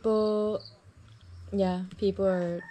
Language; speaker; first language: English; non-native, fluent; Japanese